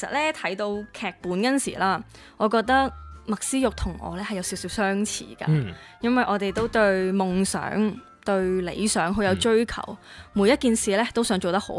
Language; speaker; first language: Cantonese; native; Cantonese